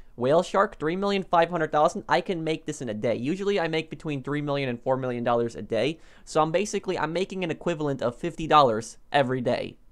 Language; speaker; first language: English; native; English